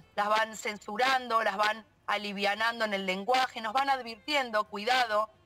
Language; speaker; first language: Spanish; native; Spanish